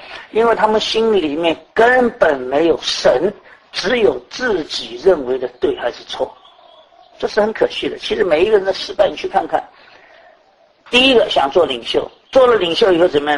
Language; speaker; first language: Chinese; native; Chinese